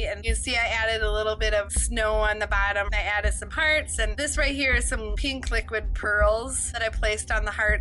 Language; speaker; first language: English; native; English